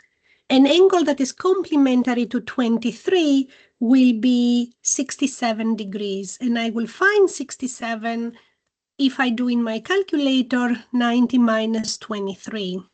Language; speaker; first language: English; non-native, fluent; Greek